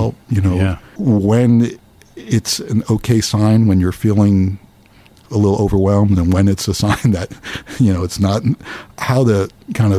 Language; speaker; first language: English; native; English